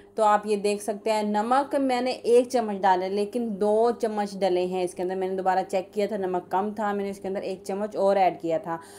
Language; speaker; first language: Urdu; native; Urdu